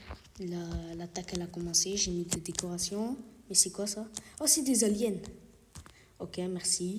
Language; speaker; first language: French; native; French